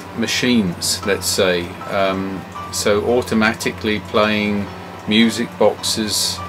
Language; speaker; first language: English; native; English